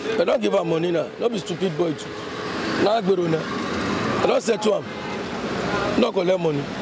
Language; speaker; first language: Nigerian Pidgin; non-native, local second language; Yoruba